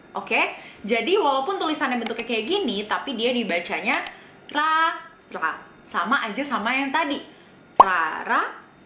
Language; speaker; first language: Indonesian; native; Indonesian